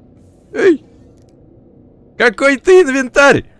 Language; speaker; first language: Russian; native; Russian